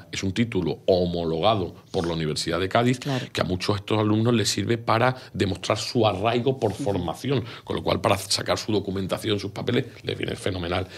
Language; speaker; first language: Spanish; native; Spanish